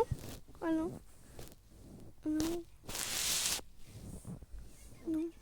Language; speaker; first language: French; native; French